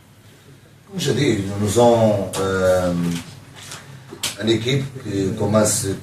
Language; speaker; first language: French; non-native, learner; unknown